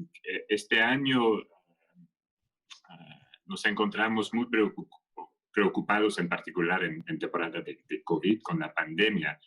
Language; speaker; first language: Spanish; non-native, fluent; French